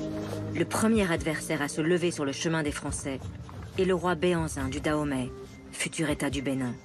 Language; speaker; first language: French; native; French